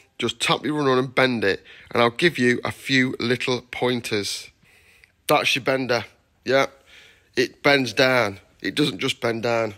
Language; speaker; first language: English; native; English